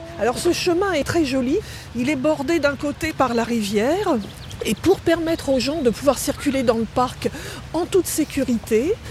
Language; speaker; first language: French; native; French